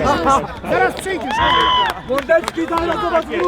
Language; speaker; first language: Polish; native; Polish